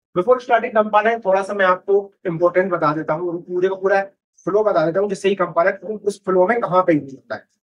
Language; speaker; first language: Hindi; native; Hindi